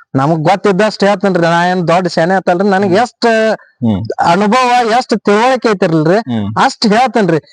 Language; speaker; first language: Kannada; native; Kannada